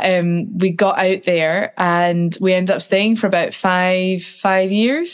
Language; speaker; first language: English; native; English